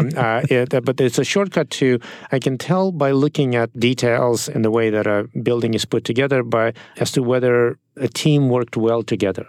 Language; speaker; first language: English; non-native, fluent; Russian